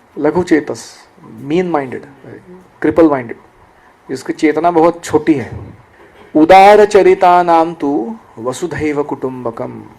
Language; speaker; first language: Hindi; non-native, local second language; Marathi